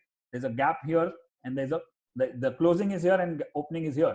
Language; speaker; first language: English; non-native, local second language; Hindi